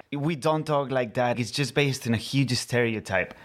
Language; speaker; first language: English; non-native, fluent; Spanish